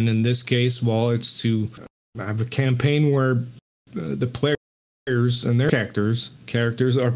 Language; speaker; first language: English; non-native, fluent; French